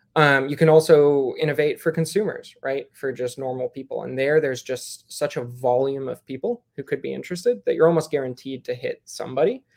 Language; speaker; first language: English; native; English